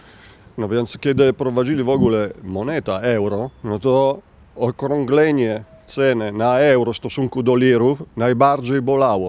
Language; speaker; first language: Polish; non-native, learner; Italian